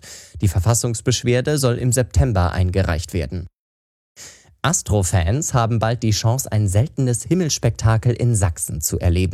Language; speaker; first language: German; native; German